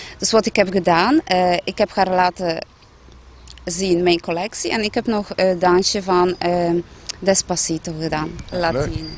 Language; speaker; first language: Dutch; non-native, fluent; Polish